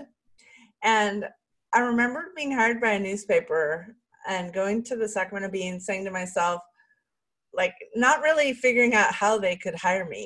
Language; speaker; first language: English; native; English